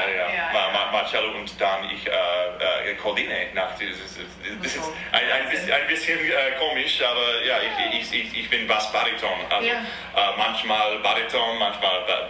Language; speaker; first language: German; non-native, fluent; English